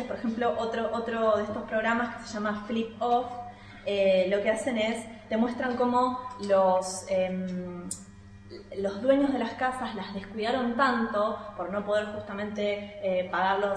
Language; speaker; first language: Spanish; native; Spanish